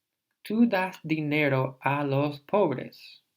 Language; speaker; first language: Spanish; non-native, fluent; English